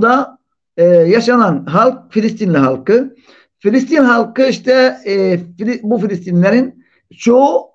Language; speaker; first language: Turkish; non-native, fluent; Arabic